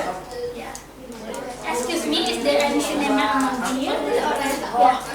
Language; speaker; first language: English; non-native, fluent; Indonesian